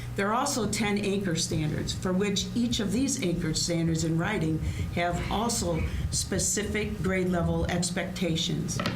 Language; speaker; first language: English; native; English